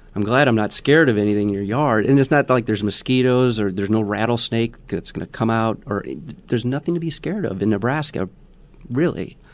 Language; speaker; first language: English; native; English